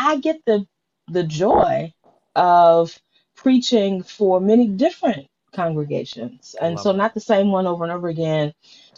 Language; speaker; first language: English; native; English